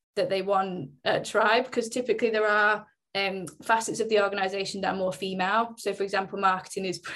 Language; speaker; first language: English; native; English